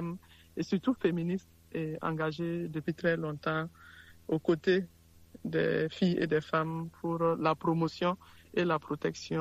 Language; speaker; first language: French; non-native, local second language; Mossi